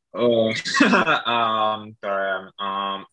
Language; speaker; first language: Chinese; non-native, learner; German